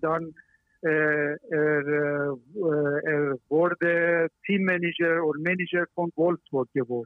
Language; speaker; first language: German; non-native, learner; Persian